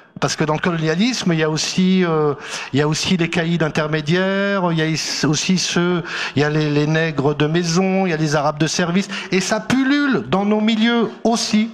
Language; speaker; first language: French; native; French